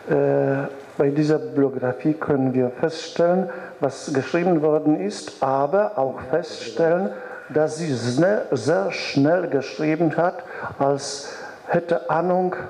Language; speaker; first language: German; non-native, fluent; Polish